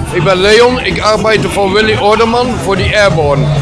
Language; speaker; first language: German; non-native, learner; Dutch